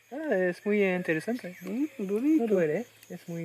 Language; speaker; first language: Spanish; non-native, learner; French